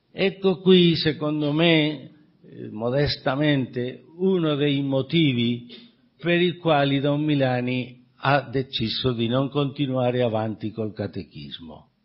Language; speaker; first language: Italian; non-native, fluent; Spanish